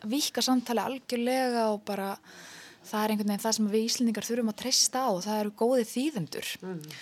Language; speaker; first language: Icelandic; native; Icelandic